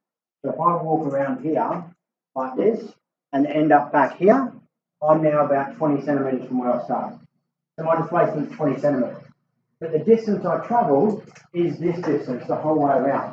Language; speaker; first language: English; native; English